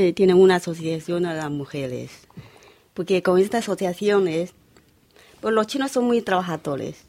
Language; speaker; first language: Spanish; non-native, learner; Chinese